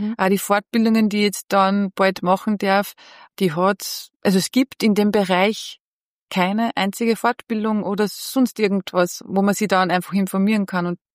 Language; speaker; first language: German; early bilingual, other home language; Bosnian